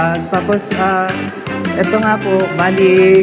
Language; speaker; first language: Filipino; native; Filipino